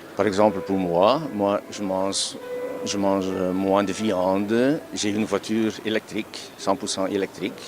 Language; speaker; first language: French; non-native, local second language; Dutch